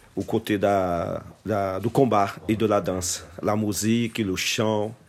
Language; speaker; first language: French; non-native, fluent; Portuguese